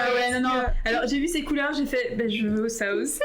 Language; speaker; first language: French; native; French